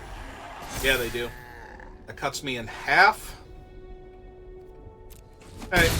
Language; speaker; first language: English; native; English